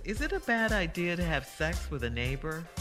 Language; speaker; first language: English; native; English